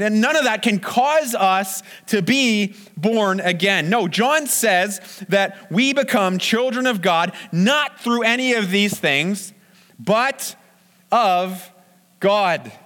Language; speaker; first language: English; native; English